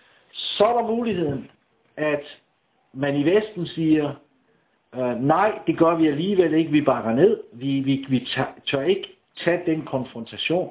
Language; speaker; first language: Danish; native; Danish